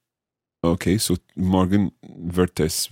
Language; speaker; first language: German; non-native, learner; English